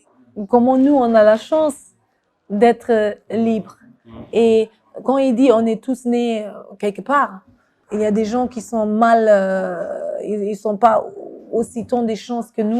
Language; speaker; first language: French; non-native, fluent; German